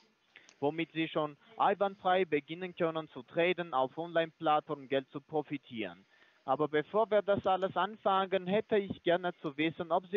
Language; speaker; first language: German; non-native, fluent; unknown